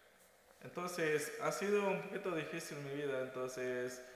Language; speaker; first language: Spanish; non-native, local second language; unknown